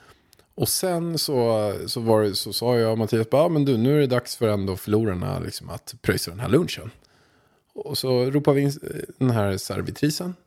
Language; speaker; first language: Swedish; native; Swedish